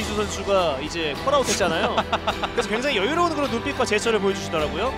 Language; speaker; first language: Korean; native; Korean